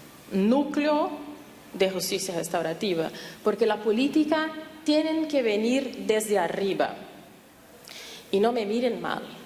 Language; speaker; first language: Spanish; non-native, fluent; Portuguese